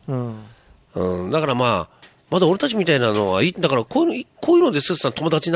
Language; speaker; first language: Japanese; native; Japanese